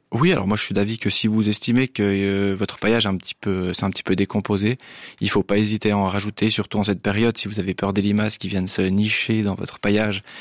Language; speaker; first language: French; native; French